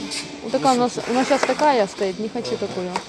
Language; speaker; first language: Russian; non-native, local second language; Ukrainian